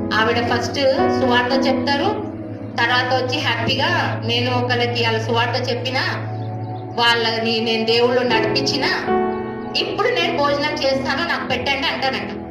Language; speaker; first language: Telugu; non-native, local second language; Hindi